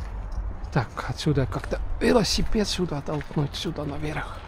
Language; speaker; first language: Russian; non-native, local second language; Estonian